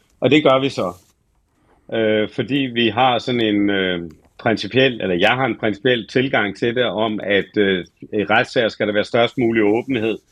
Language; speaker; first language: Danish; native; Danish